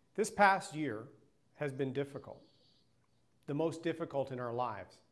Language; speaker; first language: English; native; English